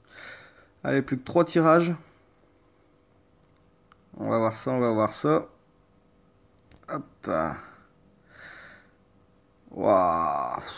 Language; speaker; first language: French; native; French